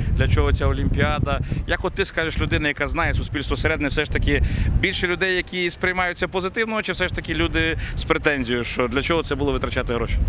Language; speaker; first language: Ukrainian; native; Ukrainian